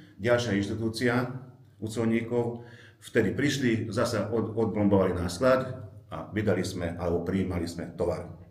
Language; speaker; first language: Slovak; non-native, local second language; Hungarian